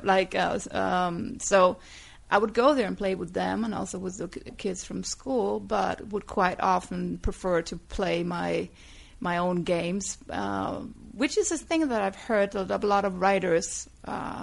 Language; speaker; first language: English; non-native, fluent; Danish